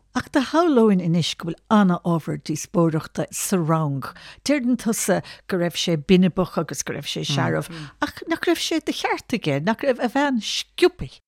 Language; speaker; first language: Irish; native; Irish